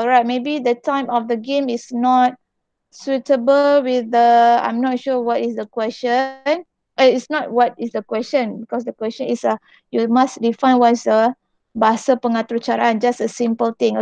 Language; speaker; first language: English; non-native, local second language; Malay